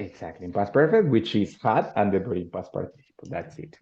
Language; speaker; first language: English; non-native, fluent; Spanish